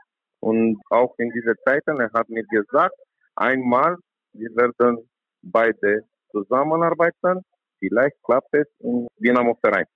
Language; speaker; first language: German; non-native, learner; Romanian